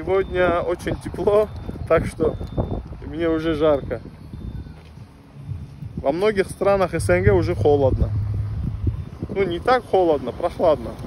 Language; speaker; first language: Russian; non-native, local second language; Turkish